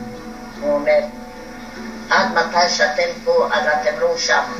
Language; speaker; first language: Hebrew; non-native, fluent; Hungarian